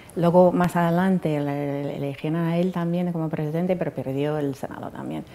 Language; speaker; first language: Spanish; non-native, fluent; English